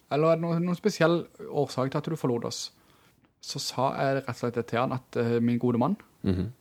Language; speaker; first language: Norwegian; native; Norwegian